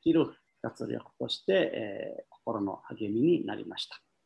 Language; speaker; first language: Japanese; native; Japanese